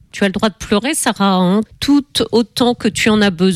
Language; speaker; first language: French; native; French